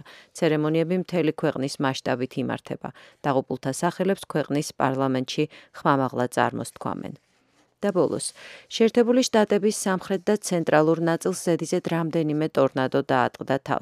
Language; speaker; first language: Georgian; native; Georgian